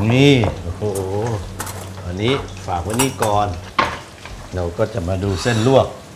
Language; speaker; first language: Thai; native; Thai